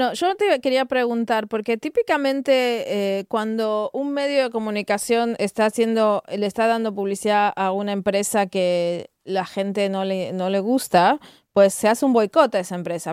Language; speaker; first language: Spanish; native; Spanish